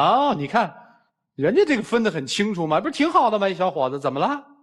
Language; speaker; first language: Chinese; native; Chinese